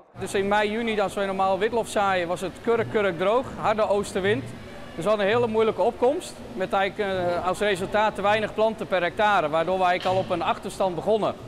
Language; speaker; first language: Dutch; native; Dutch